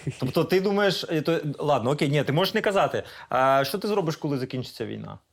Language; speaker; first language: Ukrainian; non-native, local second language; Russian